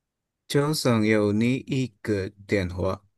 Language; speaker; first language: Chinese; non-native, learner; Indonesian